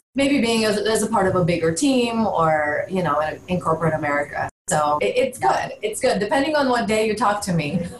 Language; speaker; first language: English; early bilingual, other home language; Bulgarian